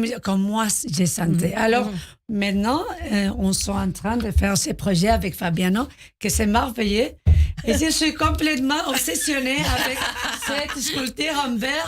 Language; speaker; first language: French; non-native, learner; Spanish